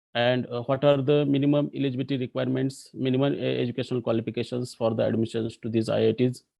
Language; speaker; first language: English; non-native, local second language; Marathi